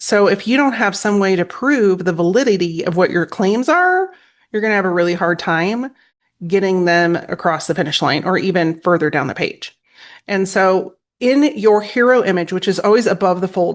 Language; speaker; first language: English; native; English